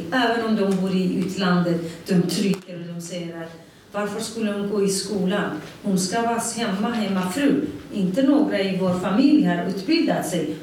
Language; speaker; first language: Swedish; non-native, fluent; Kurdish